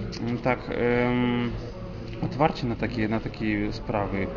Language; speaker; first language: Polish; non-native, fluent; Russian